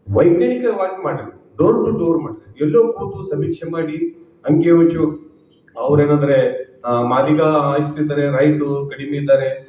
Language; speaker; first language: Kannada; native; Kannada